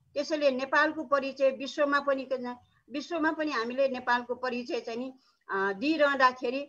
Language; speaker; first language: Nepali; non-native, local second language; Newari